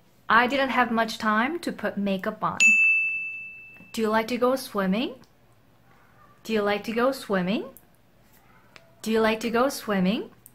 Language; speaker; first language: English; non-native, fluent; Korean